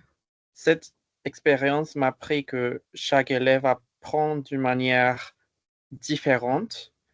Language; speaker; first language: French; non-native, fluent; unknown